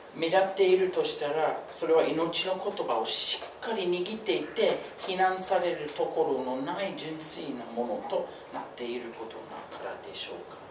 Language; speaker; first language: Japanese; non-native, fluent; English